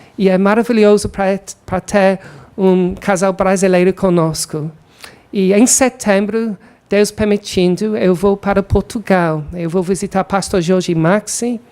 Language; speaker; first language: Portuguese; non-native, fluent; English